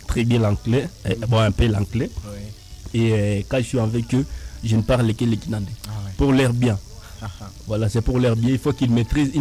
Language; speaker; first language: French; non-native, local second language; Nande